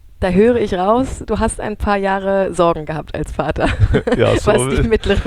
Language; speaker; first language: German; native; German